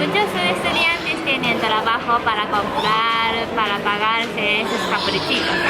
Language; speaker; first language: Spanish; non-native, fluent; Japanese